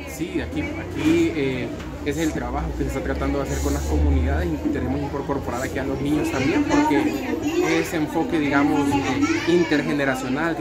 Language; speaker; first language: Spanish; native; Spanish